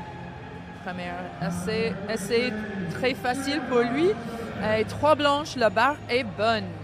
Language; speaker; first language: French; non-native, learner; English